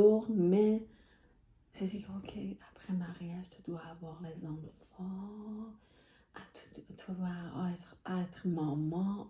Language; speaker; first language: French; non-native, learner; Persian